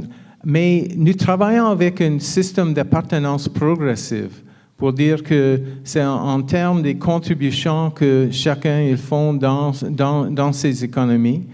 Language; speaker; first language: French; non-native, fluent; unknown